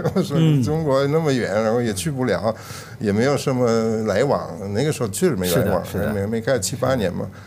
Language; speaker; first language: Chinese; non-native, fluent; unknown